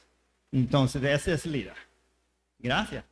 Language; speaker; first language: Spanish; non-native, learner; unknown